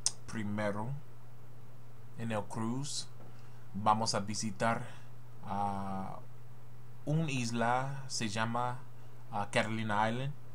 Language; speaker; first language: Spanish; non-native, learner; English